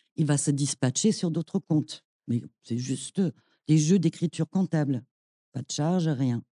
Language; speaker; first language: French; non-native, fluent; German